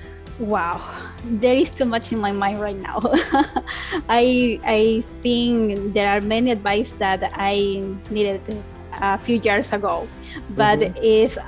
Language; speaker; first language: English; non-native, learner; Spanish